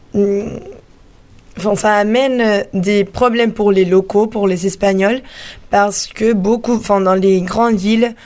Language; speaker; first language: French; non-native, fluent; Spanish